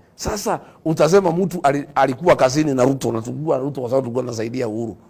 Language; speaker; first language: Swahili; non-native, local second language; Kikuyu